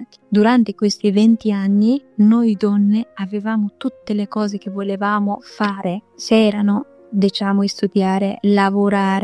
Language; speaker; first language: Italian; non-native, fluent; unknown